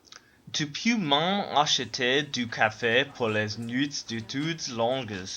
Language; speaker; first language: French; non-native, learner; English